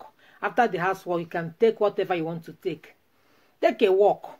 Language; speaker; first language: English; non-native, local second language; Igbo